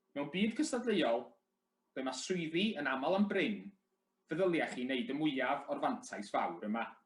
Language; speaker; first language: Welsh; native; Welsh